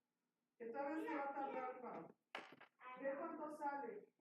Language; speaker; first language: Spanish; native; Spanish